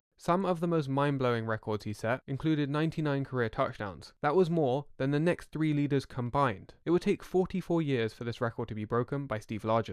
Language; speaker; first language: English; native; English